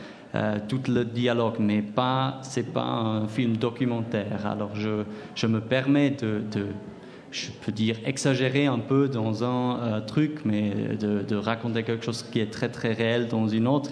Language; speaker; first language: French; non-native, fluent; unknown